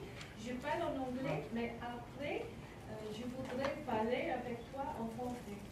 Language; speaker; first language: French; non-native, learner; English